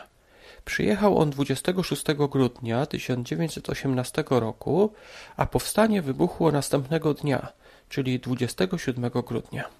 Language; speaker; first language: Polish; native; Polish